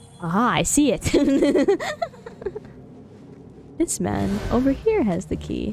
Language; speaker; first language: English; native; English